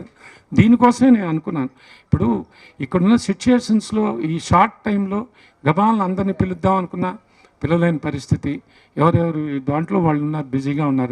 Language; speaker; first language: Telugu; native; Telugu